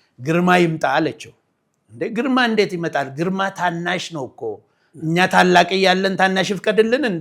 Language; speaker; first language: Amharic; non-native, local second language; Oromo